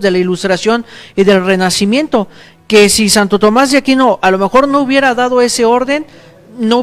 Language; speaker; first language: Spanish; native; Spanish